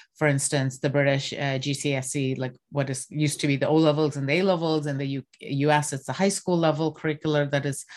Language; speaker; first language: English; non-native, local second language; Bangla